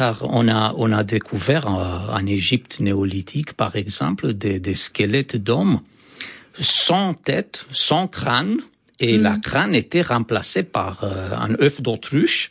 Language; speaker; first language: French; non-native, fluent; Romanian